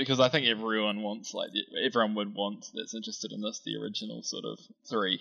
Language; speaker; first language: English; native; English